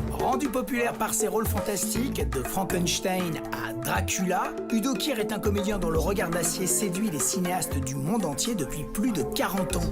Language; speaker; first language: French; native; French